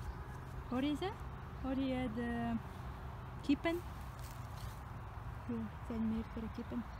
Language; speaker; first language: Dutch; non-native, learner; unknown